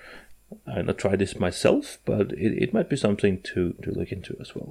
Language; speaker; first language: English; non-native, fluent; Norwegian